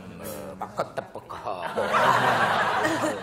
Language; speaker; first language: English; non-native, learner; Indonesian